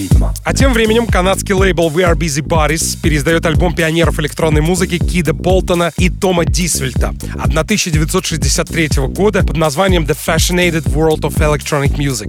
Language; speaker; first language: Russian; native; Russian